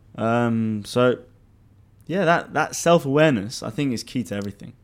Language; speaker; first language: English; native; English